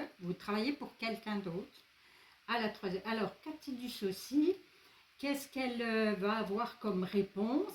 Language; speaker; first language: French; native; French